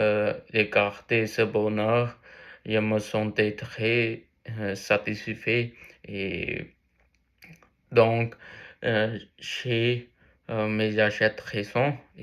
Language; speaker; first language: French; non-native, learner; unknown